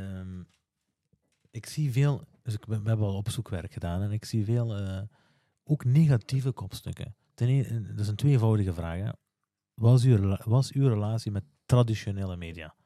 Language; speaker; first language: Dutch; early bilingual, other home language; Turkish